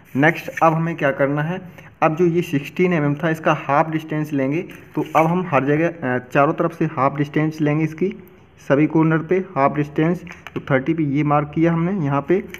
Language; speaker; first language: Hindi; native; Hindi